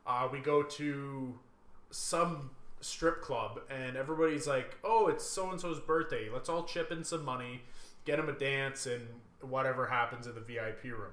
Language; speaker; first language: English; native; English